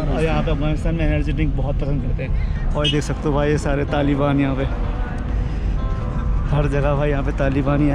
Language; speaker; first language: Hindi; native; Hindi